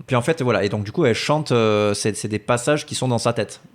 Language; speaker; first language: French; native; French